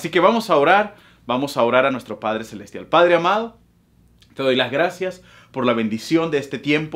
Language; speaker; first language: Spanish; native; Spanish